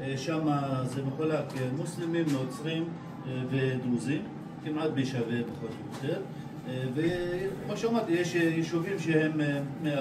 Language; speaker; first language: Hebrew; non-native, local second language; Arabic